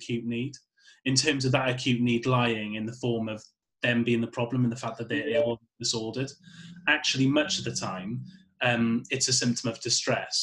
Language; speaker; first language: English; native; English